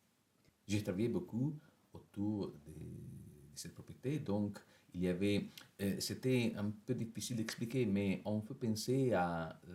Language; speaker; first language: French; non-native, fluent; Italian